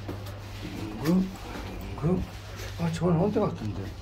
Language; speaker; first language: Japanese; non-native, learner; Korean